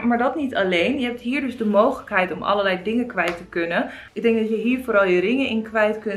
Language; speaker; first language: Dutch; native; Dutch